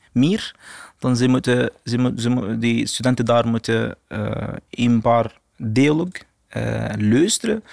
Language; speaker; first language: Dutch; non-native, learner; Arabic